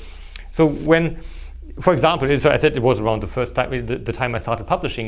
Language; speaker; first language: English; non-native, fluent; German